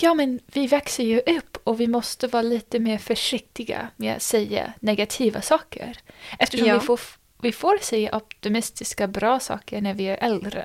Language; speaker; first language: Swedish; non-native, fluent; English